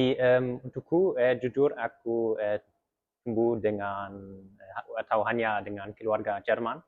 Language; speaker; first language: Indonesian; early bilingual, heritage; German